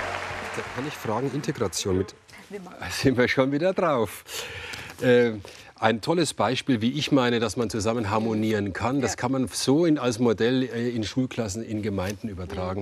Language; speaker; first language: German; native; German